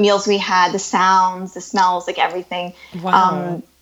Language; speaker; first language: English; native; English